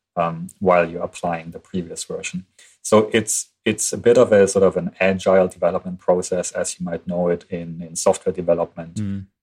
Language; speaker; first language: English; non-native, fluent; German